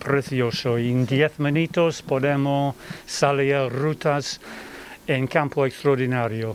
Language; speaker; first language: Spanish; non-native, fluent; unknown